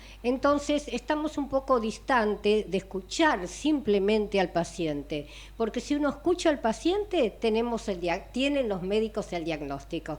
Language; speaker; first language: Spanish; native; Spanish